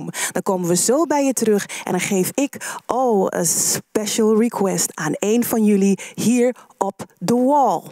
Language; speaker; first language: Dutch; native; Dutch